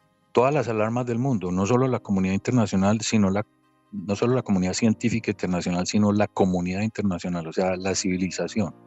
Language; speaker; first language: Spanish; native; Spanish